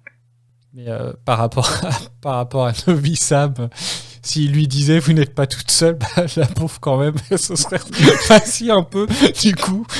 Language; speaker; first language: French; native; French